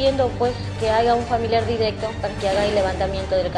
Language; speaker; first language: Spanish; native; Spanish